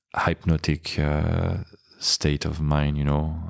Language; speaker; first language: English; non-native, fluent; French